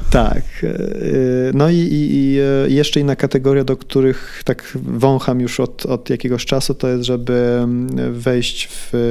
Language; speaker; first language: Polish; early bilingual, heritage; Polish